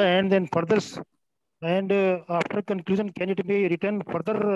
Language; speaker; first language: English; non-native, local second language; Hindi